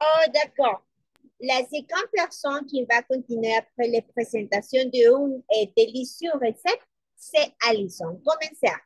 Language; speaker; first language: French; non-native, fluent; Spanish